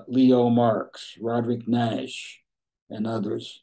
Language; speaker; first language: English; native; English